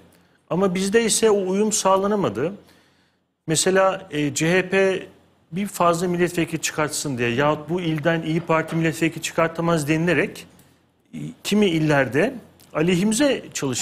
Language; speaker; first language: Turkish; native; Turkish